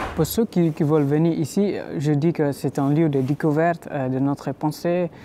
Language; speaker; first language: French; non-native, fluent; Khasi